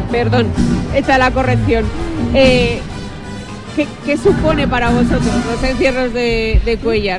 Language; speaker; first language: Spanish; native; Spanish